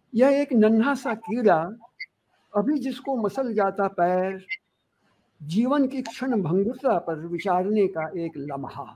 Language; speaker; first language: Hindi; native; Hindi